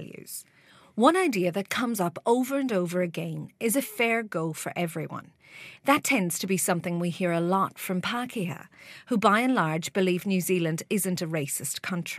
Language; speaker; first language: English; native; English